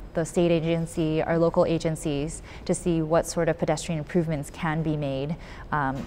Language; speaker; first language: English; native; English